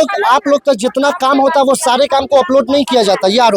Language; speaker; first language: Hindi; native; Hindi